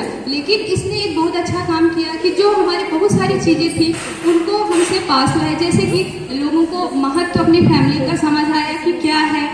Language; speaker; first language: Hindi; native; Hindi